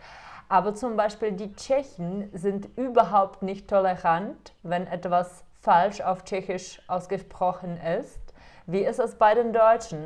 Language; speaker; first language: German; non-native, fluent; Czech